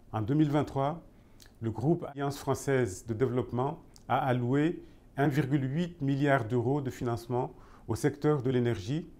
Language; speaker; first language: French; non-native, local second language; Comorian